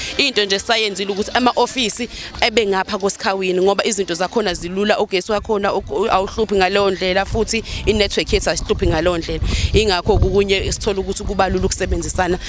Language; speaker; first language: Zulu; native; Zulu